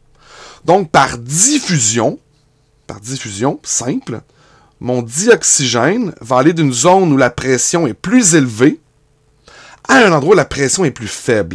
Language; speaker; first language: French; native; French